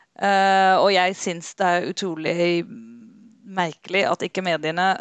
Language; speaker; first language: Norwegian; non-native, fluent; Dutch